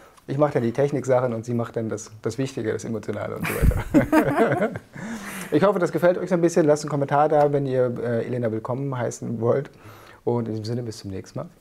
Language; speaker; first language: German; native; German